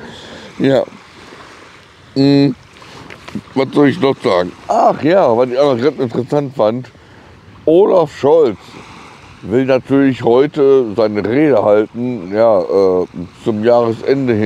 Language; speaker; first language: German; native; German